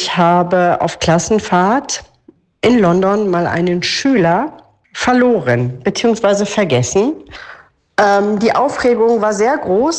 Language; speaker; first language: German; native; German